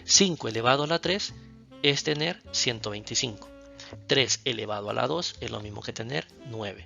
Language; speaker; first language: Spanish; native; Spanish